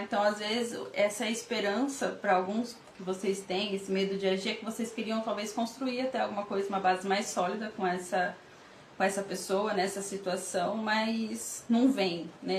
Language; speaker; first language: Portuguese; native; Portuguese